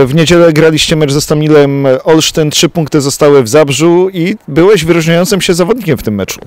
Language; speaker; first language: Polish; native; Polish